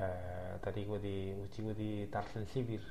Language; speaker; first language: Welsh; non-native, local second language; Spanish